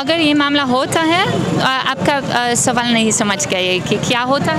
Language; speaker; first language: Hindi; non-native, learner; Dutch